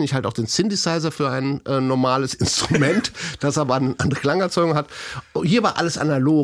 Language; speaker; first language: German; native; German